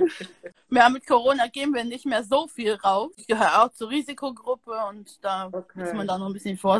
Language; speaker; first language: German; native; German